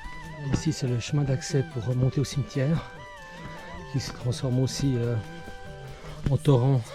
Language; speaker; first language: French; native; French